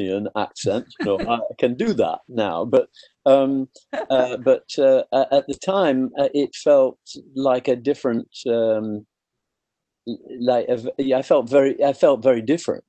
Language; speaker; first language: English; native; English